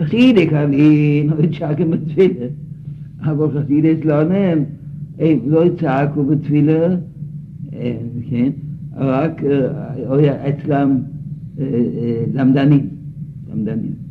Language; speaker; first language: Hebrew; non-native, fluent; Yiddish